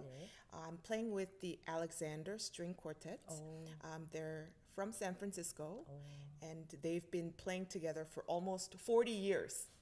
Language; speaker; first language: English; early bilingual, other home language; Korean